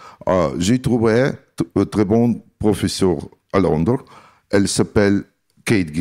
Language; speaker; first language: French; non-native, learner; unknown